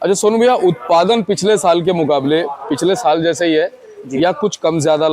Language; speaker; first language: Hindi; native; Hindi